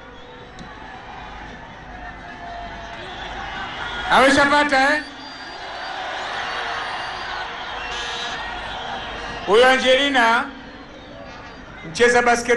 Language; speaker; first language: Swahili; native; Swahili